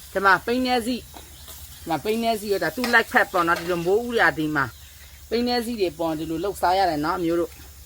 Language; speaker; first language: Burmese; non-native, local second language; Shan